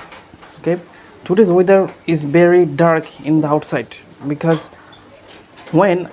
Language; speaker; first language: English; non-native, learner; Bangla